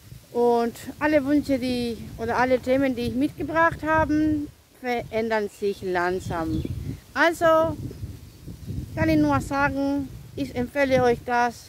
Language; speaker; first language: German; non-native, fluent; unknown